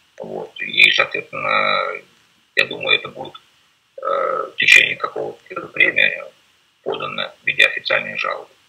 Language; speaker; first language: Russian; native; Russian